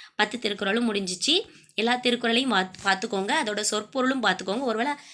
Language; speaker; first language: Tamil; native; Tamil